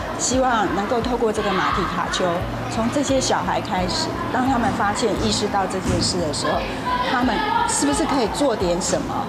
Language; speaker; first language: Chinese; native; Chinese